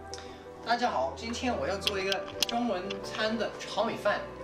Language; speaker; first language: Chinese; non-native, learner; English